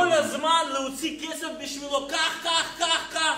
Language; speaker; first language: Hebrew; non-native, fluent; Russian